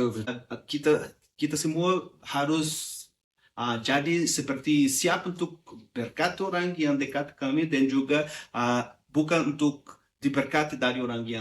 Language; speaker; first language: Indonesian; non-native, learner; Portuguese